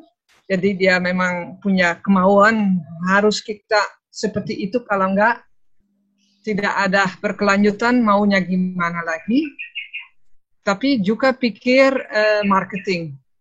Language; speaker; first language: Indonesian; non-native, fluent; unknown